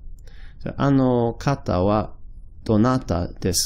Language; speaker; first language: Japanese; non-native, fluent; English